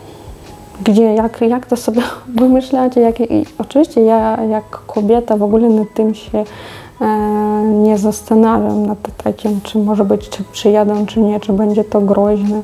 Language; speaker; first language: Polish; non-native, fluent; Russian